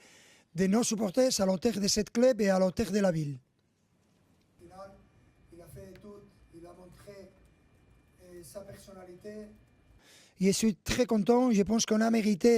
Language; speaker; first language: French; non-native, learner; Spanish